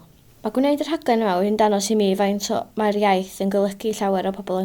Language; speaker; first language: Welsh; native; Welsh